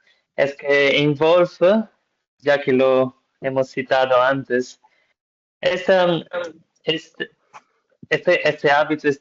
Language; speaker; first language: Spanish; non-native, fluent; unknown